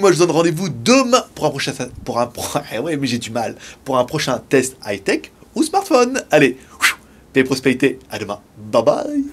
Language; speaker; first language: French; native; French